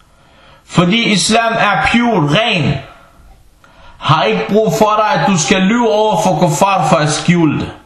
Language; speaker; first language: Danish; early bilingual, other home language; Arabic